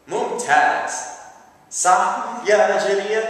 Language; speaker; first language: Arabic; non-native, learner; English